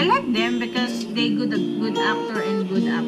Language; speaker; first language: English; non-native, local second language; Filipino